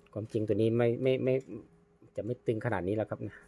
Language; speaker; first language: Thai; native; Thai